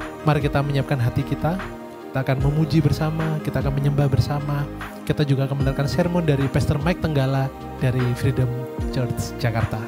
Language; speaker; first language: Indonesian; native; Indonesian